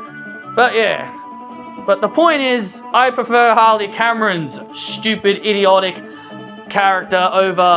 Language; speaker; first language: English; native; English